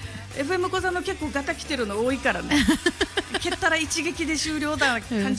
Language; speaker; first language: Japanese; native; Japanese